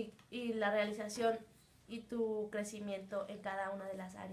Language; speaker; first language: Spanish; early bilingual, heritage; Spanish